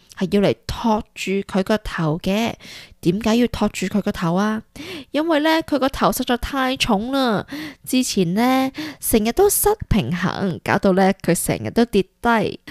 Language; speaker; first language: Cantonese; early bilingual, heritage; Cantonese